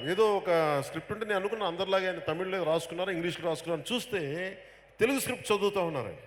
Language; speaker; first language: Telugu; native; Telugu